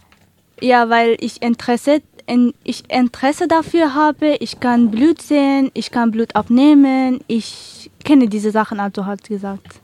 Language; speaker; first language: German; non-native, learner; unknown